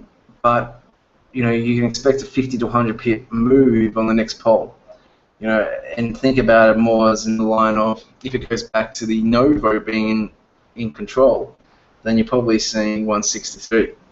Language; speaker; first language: English; native; English